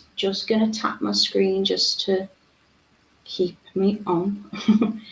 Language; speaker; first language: English; native; English